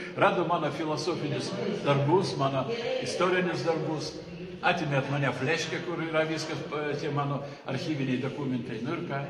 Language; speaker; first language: Lithuanian; early bilingual, other home language; Russian